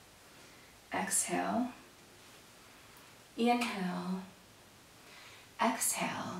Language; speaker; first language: English; native; English